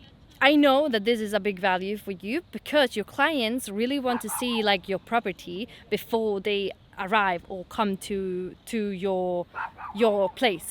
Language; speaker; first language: English; non-native, fluent; Swedish